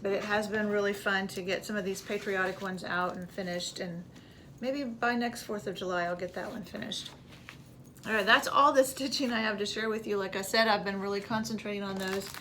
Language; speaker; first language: English; native; English